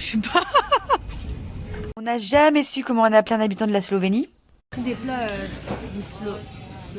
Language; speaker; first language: French; native; French